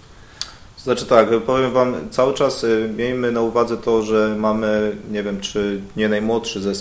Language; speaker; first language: Polish; native; Polish